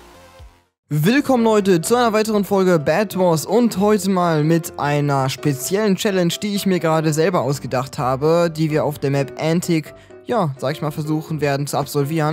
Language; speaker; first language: German; native; German